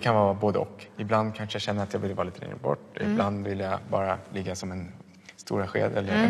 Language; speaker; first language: Swedish; native; Swedish